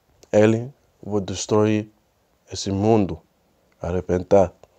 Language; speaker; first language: Portuguese; non-native, learner; Spanish